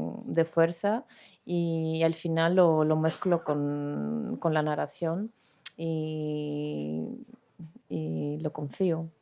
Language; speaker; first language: Spanish; non-native, fluent; Greek